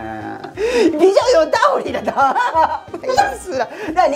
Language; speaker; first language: Chinese; non-native, learner; Japanese